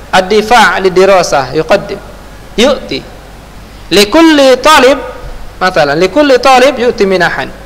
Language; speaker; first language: Arabic; non-native, fluent; Indonesian